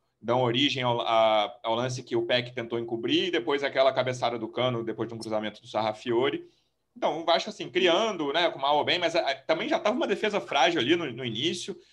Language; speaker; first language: Portuguese; native; Portuguese